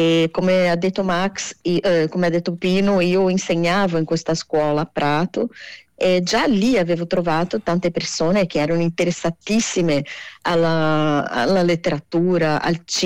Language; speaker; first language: Italian; non-native, fluent; Portuguese